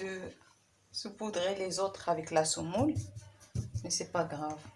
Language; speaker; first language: French; non-native, local second language; Arabic